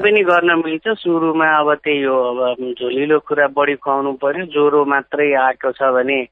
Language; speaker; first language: Nepali; non-native, local second language; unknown